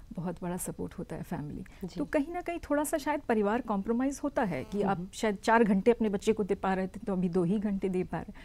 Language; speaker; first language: Hindi; native; Hindi